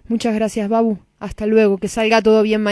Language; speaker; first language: Spanish; native; Spanish